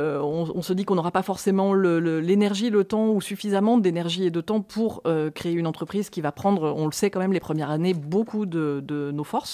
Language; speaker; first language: French; native; French